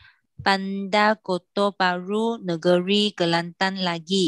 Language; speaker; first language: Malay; non-native, learner; Vietnamese